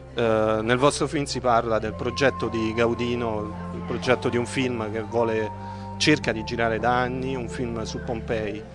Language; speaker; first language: Italian; native; Italian